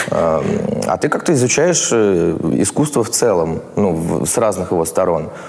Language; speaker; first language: Russian; native; Russian